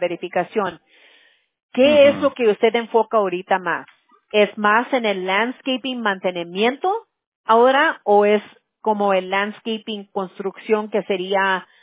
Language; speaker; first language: Spanish; early bilingual, heritage; Spanish